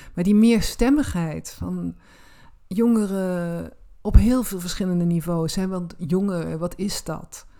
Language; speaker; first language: Dutch; native; Dutch